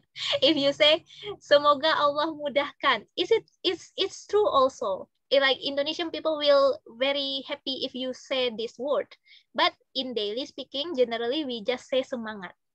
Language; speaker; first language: English; non-native, fluent; Indonesian